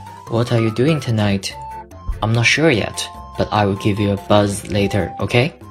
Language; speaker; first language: English; non-native, fluent; Cantonese